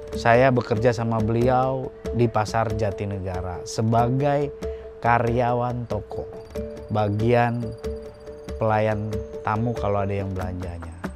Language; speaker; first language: Indonesian; native; Indonesian